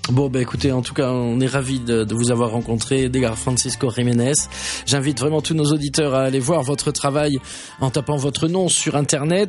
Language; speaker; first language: French; native; French